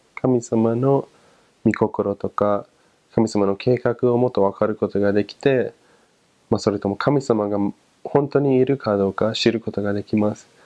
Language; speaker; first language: Japanese; non-native, fluent; English